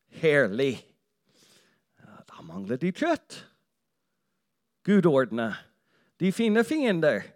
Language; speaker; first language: Norwegian; non-native, fluent; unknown